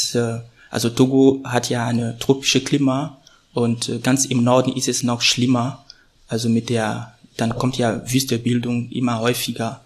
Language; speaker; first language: German; non-native, fluent; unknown